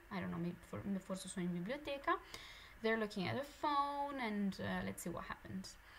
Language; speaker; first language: English; non-native, fluent; Italian